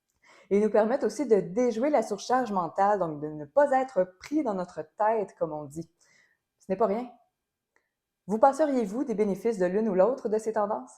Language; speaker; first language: French; native; French